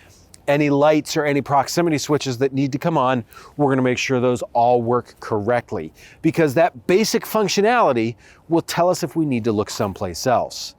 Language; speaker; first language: English; native; English